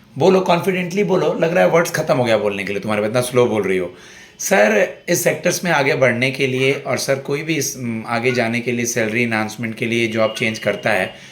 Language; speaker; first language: Hindi; native; Hindi